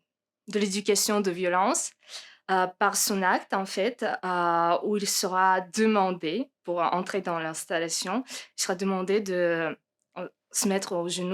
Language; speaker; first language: French; non-native, fluent; Russian